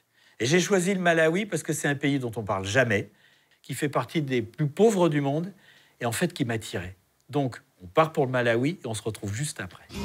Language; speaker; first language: French; native; French